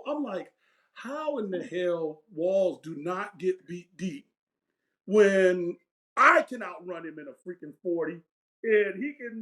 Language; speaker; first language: English; native; English